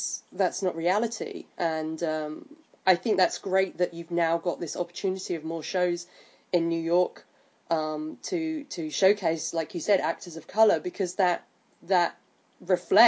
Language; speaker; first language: English; native; English